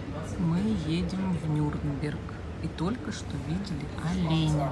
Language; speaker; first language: Russian; native; Russian